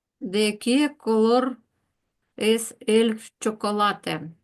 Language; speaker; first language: Spanish; non-native, learner; Ukrainian